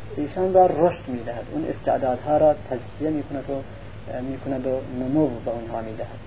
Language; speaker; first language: Persian; non-native, local second language; Central Kurdish